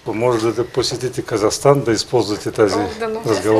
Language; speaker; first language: Bulgarian; non-native, learner; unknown